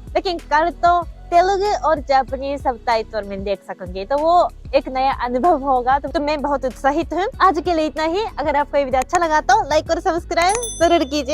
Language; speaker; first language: Hindi; non-native, fluent; Japanese